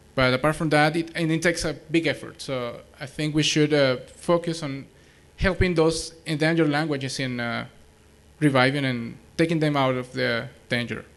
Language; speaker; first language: English; non-native, fluent; Spanish